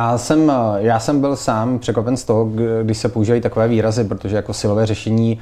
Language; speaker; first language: Czech; native; Czech